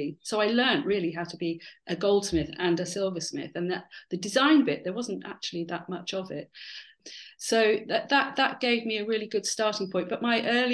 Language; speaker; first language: English; native; English